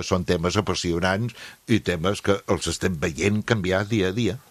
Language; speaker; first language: Catalan; non-native, fluent; English